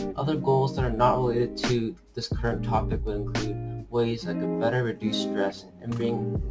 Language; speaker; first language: English; native; English